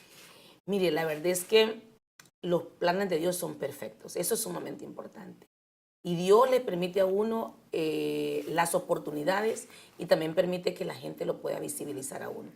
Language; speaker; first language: Spanish; native; Spanish